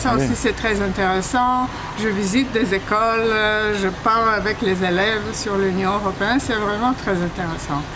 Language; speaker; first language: French; non-native, fluent; Bulgarian